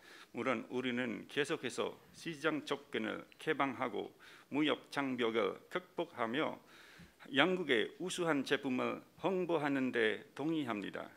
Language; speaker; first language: Korean; non-native, fluent; Indonesian